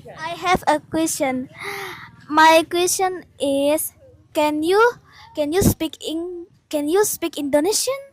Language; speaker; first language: English; non-native, learner; Indonesian